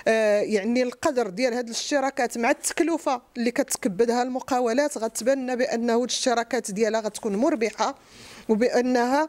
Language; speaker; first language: Arabic; native; Arabic